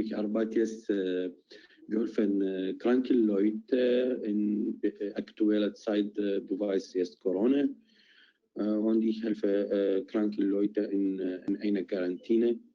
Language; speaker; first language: German; non-native, learner; Arabic